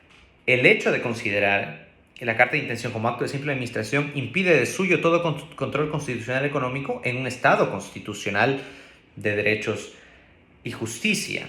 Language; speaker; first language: Spanish; native; Spanish